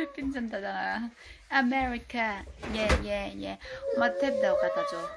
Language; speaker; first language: Korean; non-native, fluent; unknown